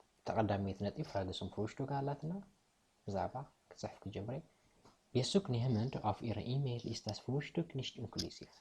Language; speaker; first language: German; non-native, fluent; Tigrinya